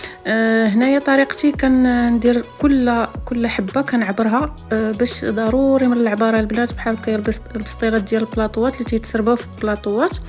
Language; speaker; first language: Arabic; native; Arabic